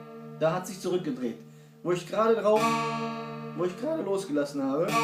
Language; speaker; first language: German; non-native, fluent; Kurdish